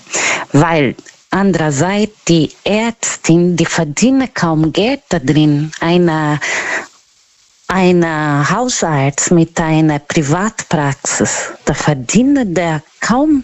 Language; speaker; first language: German; non-native, learner; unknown